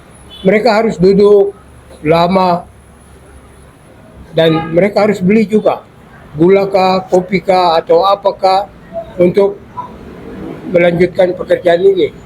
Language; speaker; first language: Indonesian; non-native, local second language; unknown